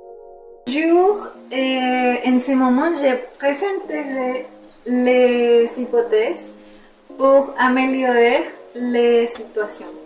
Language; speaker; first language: French; non-native, learner; Spanish